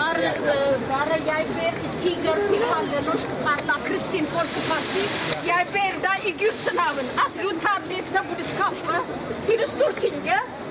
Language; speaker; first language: Norwegian; non-native, fluent; Amharic